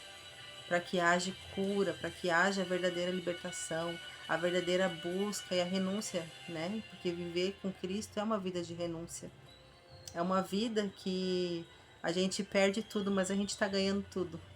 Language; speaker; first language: Portuguese; native; Portuguese